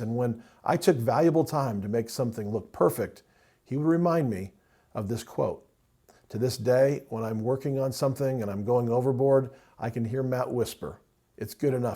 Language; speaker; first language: English; native; English